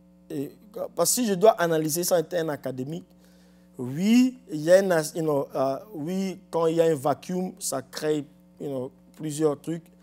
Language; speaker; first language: French; non-native, local second language; Lingala